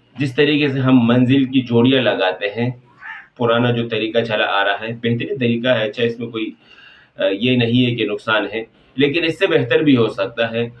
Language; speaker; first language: Urdu; non-native, local second language; Pashto